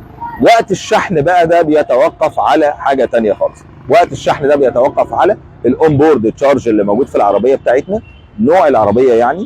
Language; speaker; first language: Arabic; native; Arabic